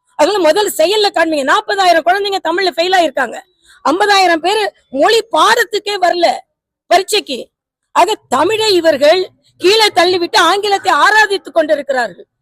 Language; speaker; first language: Tamil; native; Tamil